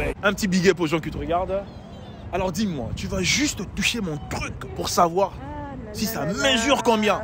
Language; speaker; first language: French; native; French